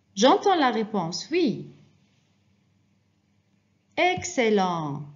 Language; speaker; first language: French; non-native, fluent; Arabic